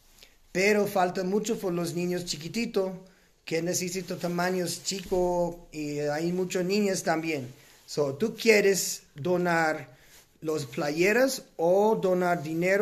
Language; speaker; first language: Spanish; non-native, learner; English